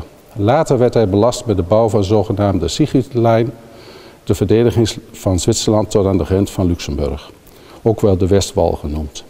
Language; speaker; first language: Dutch; native; Dutch